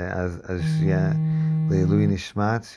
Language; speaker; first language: Hebrew; non-native, fluent; English